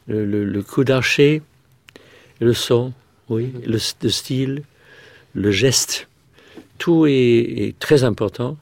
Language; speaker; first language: French; non-native, fluent; English